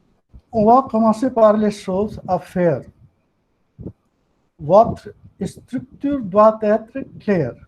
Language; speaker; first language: French; non-native, fluent; Hindi